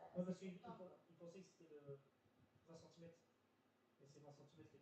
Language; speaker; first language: French; native; French